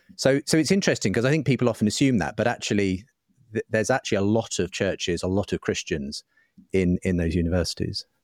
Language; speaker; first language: English; native; English